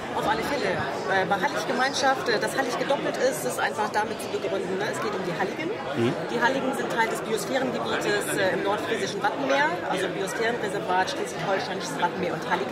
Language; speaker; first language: German; native; German